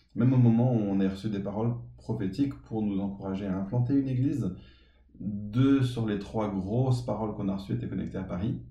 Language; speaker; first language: French; early bilingual, other home language; English